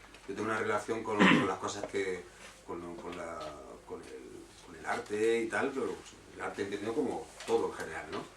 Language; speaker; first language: Spanish; native; Spanish